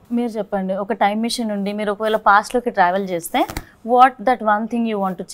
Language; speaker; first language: Telugu; native; Telugu